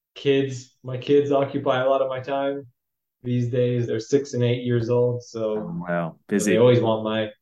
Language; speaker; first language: English; native; English